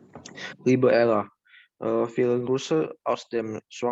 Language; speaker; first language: German; non-native, learner; Indonesian